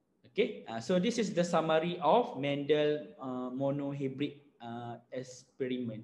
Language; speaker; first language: English; non-native, local second language; Malay